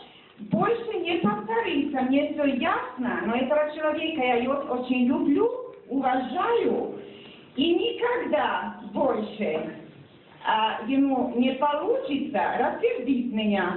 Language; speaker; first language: Russian; non-native, fluent; Serbian